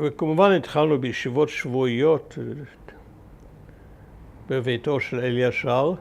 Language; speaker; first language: Hebrew; early bilingual, other home language; German